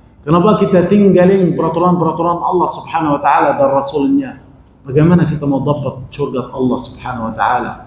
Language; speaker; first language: Indonesian; non-native, fluent; Arabic